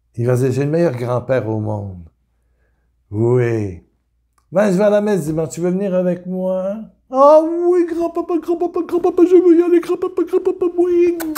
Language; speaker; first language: French; native; French